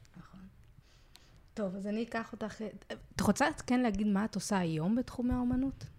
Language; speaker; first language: Hebrew; native; Hebrew